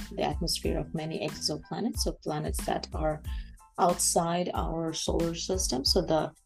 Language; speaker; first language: English; non-native, local second language; Bangla